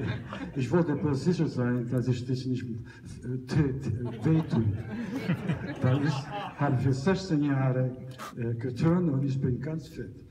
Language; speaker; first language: German; non-native, learner; Italian